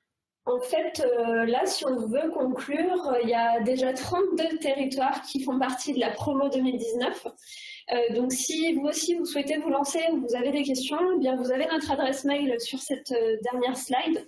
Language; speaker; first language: French; native; French